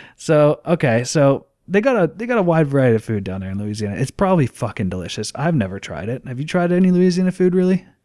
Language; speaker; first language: English; native; English